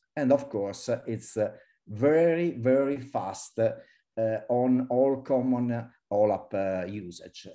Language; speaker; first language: English; non-native, fluent; Italian